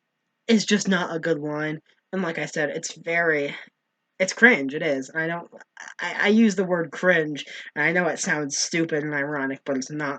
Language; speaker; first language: English; native; English